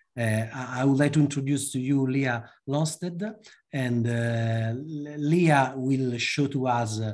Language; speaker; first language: English; non-native, fluent; Italian